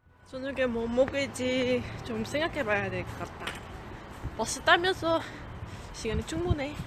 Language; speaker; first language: Korean; non-native, learner; Dutch